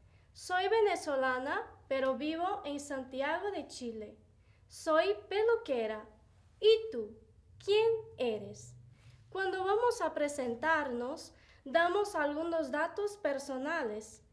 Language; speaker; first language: Spanish; non-native, fluent; Portuguese